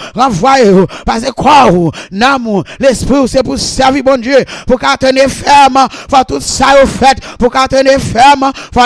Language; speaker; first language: French; non-native, local second language; Haitian Creole